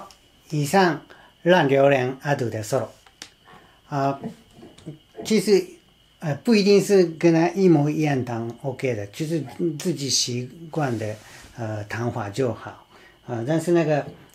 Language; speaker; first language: Chinese; non-native, fluent; Japanese